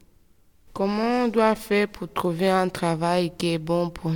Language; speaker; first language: French; non-native, learner; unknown